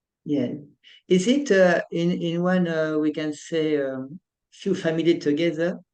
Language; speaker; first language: English; non-native, fluent; French